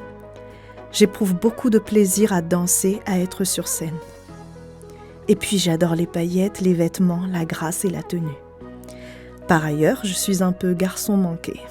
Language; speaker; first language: French; native; French